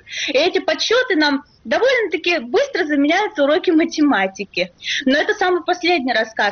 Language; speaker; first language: Russian; native; Russian